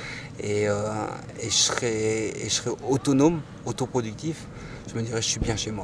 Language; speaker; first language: French; native; French